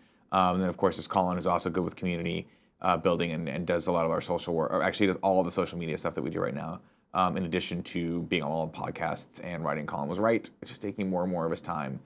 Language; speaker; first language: English; native; English